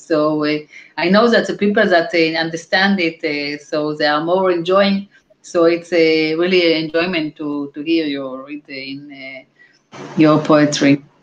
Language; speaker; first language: English; non-native, fluent; Hebrew